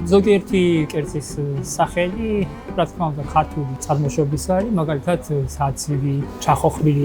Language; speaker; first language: Georgian; non-native, fluent; Japanese